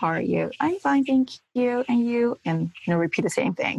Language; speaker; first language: English; non-native, fluent; Chinese